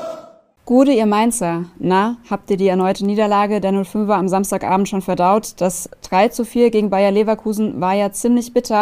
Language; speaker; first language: German; native; German